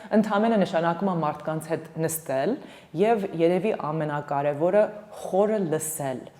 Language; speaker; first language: Armenian; early bilingual, heritage; Armenian